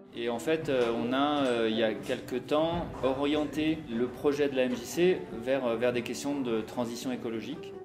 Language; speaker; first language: French; native; French